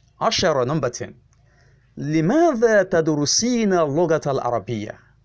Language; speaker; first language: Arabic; non-native, fluent; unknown